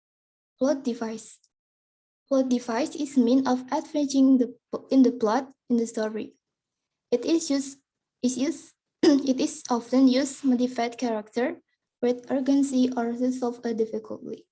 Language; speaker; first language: English; non-native, learner; Indonesian